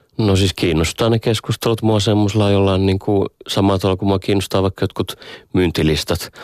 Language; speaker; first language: Finnish; native; Finnish